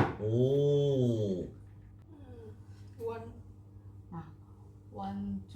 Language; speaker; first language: Korean; non-native, learner; Vietnamese